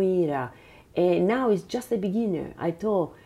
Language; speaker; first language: English; non-native, learner; Italian